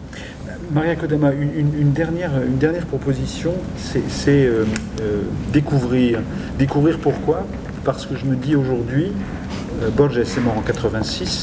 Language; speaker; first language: French; native; French